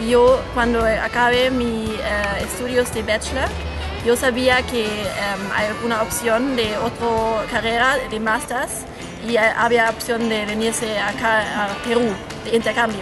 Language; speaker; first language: Spanish; non-native, learner; German